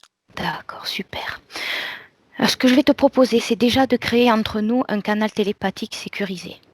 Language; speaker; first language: French; native; French